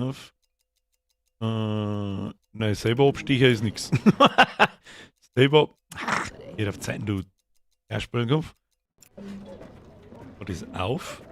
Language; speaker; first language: German; native; German